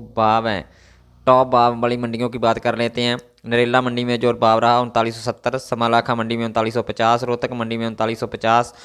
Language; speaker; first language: Hindi; non-native, local second language; Punjabi